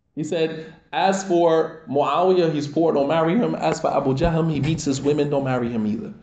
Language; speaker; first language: English; native; English